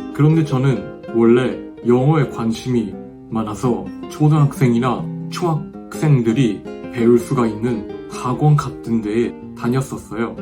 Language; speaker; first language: Korean; non-native, fluent; Japanese